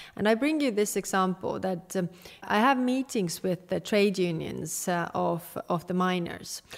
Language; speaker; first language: English; non-native, fluent; Estonian